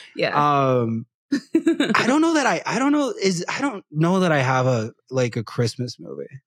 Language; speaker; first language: English; non-native, fluent; Spanish